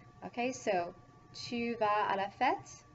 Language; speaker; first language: French; non-native, fluent; English